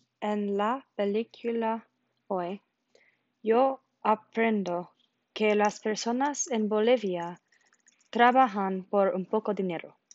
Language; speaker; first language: Spanish; non-native, learner; English